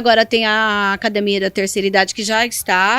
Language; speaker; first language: Portuguese; native; Portuguese